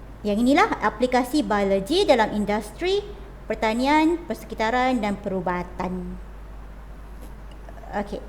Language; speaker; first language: Malay; native; Malay